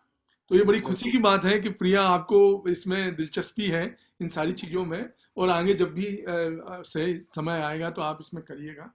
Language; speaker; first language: Hindi; native; Hindi